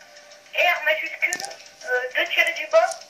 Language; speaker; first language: French; native; French